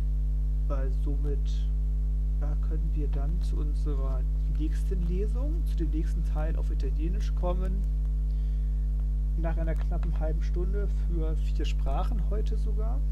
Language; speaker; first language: German; non-native, fluent; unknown